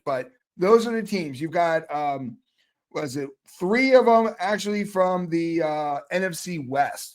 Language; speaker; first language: English; native; English